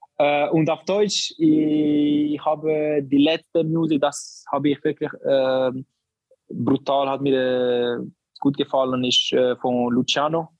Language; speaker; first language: German; non-native, learner; Albanian